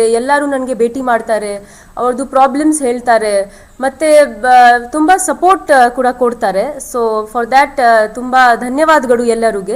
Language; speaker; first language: Kannada; non-native, local second language; Hindi